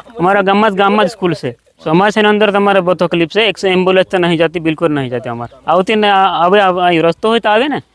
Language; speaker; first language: Gujarati; non-native, local second language; Rathawi